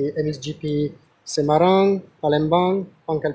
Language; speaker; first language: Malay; non-native, learner; French